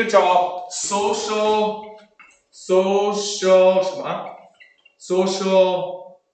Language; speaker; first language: Chinese; non-native, learner; English